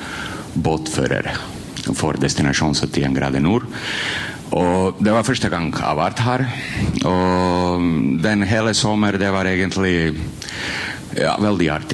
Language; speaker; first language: Norwegian; non-native, fluent; Croatian